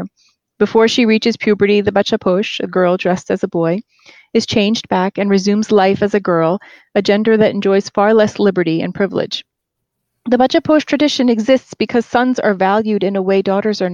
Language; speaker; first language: English; native; English